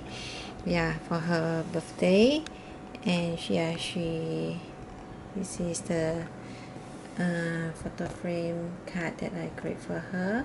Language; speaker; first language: English; non-native, learner; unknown